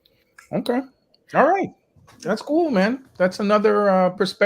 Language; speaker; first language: English; native; English